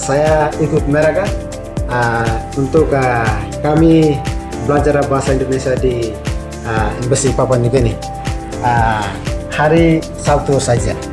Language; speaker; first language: Indonesian; non-native, learner; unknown